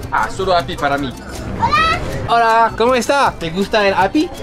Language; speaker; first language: Spanish; non-native, learner; French